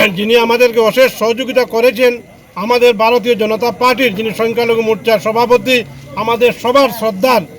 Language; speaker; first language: Bangla; native; Bangla